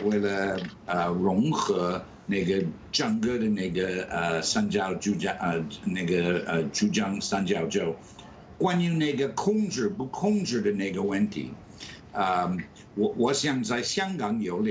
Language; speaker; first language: Chinese; non-native, fluent; English